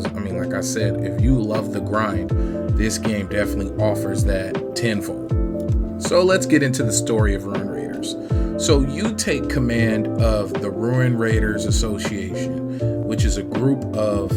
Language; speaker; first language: English; native; English